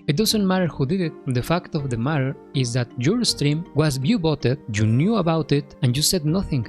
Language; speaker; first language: English; non-native, fluent; Spanish